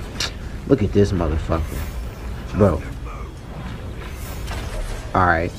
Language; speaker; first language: English; native; English